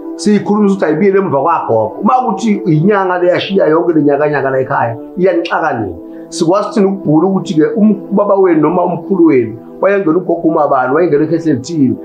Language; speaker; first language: Zulu; native; Zulu